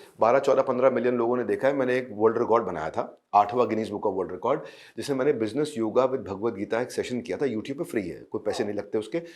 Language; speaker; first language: Hindi; native; Hindi